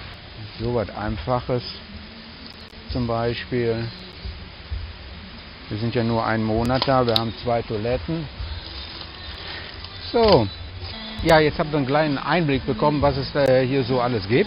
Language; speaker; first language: German; native; German